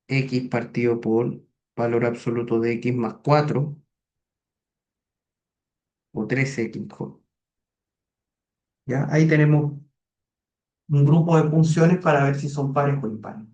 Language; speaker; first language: Spanish; native; Spanish